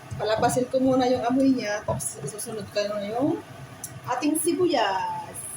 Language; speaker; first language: Filipino; native; Filipino